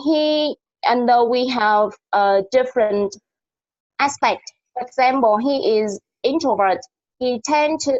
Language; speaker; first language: English; non-native, learner; Vietnamese